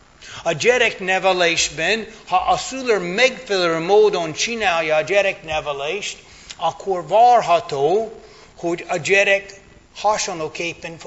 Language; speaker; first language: Hungarian; non-native, fluent; English